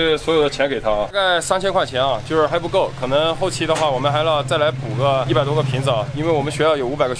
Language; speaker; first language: Chinese; native; Chinese